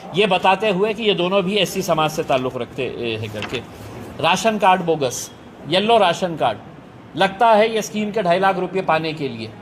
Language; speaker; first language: Hindi; non-native, local second language; Marathi